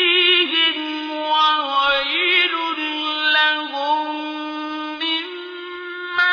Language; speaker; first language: Arabic; native; Arabic